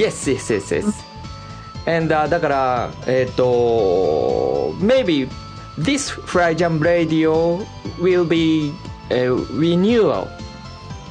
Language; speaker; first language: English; non-native, learner; Japanese